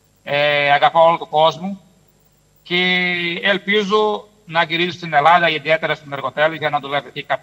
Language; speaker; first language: Greek; non-native, fluent; Portuguese